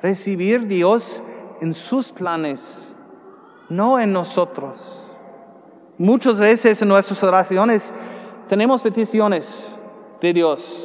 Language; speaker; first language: Spanish; non-native, learner; English